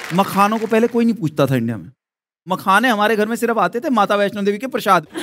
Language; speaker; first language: Hindi; native; Hindi